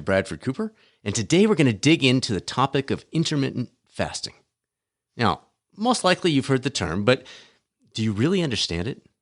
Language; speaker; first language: English; native; English